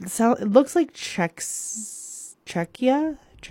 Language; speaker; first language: English; native; English